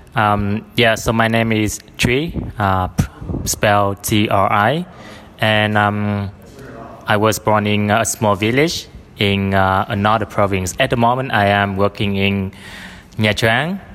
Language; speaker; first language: English; non-native, fluent; Vietnamese